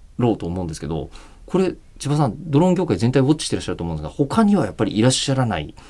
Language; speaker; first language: Japanese; native; Japanese